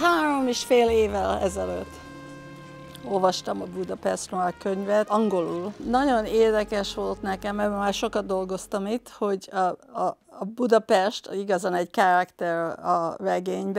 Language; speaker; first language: Hungarian; early bilingual, heritage; Hungarian